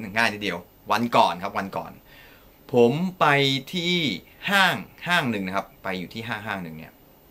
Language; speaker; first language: Thai; non-native, fluent; Japanese